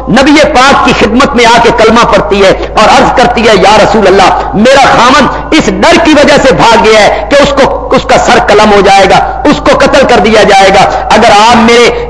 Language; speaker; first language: Urdu; non-native, local second language; Punjabi